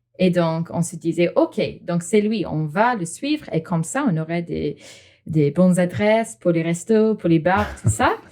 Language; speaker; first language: French; non-native, fluent; English